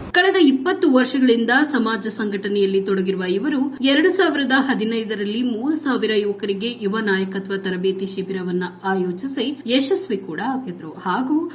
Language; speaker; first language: Kannada; native; Kannada